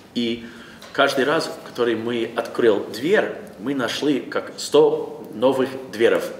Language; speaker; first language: Russian; non-native, learner; English